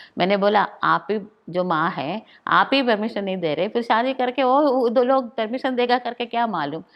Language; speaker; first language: Hindi; non-native, local second language; Malayalam